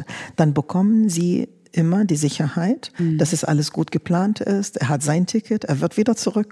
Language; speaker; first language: German; non-native, fluent; Arabic